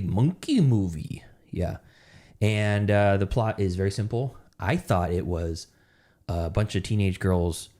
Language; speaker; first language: English; native; English